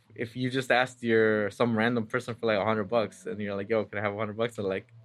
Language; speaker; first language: English; early bilingual, other home language; Spanish